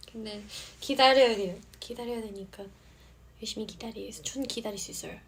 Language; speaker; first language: Korean; non-native, fluent; Vietnamese